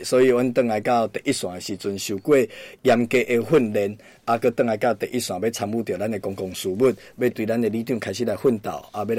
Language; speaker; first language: Chinese; native; Chinese